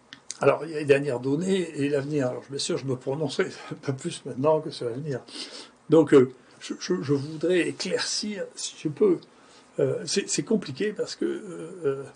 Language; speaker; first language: French; native; French